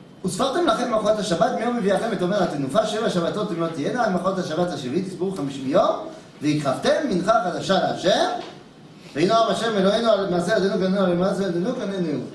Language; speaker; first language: Hebrew; non-native, fluent; French